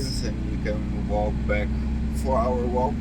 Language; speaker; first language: English; non-native, learner; Dutch